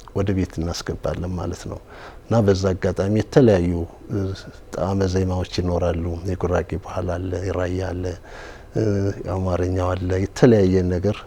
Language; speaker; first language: Amharic; native; Amharic